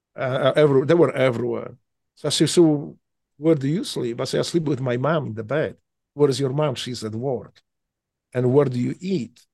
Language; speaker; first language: English; non-native, fluent; Polish